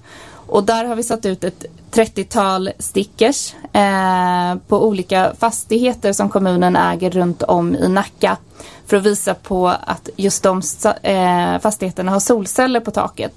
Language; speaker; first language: Swedish; native; Swedish